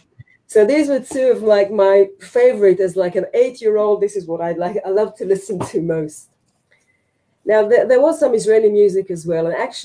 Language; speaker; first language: English; non-native, fluent; Hebrew